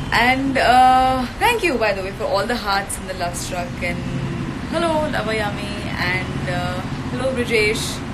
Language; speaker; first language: English; non-native, local second language; Hindi